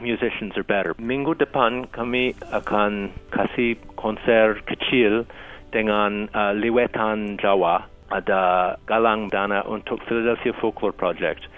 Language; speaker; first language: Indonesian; non-native, fluent; English